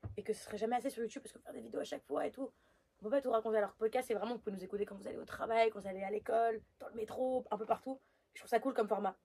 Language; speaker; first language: French; early bilingual, other home language; Spanish